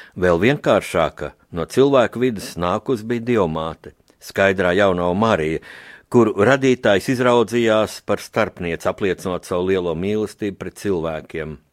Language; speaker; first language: Latvian; native; Latvian